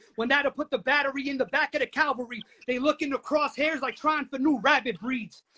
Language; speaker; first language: English; native; English